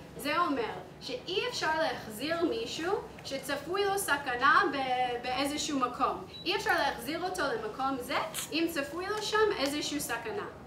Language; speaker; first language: Hebrew; non-native, fluent; English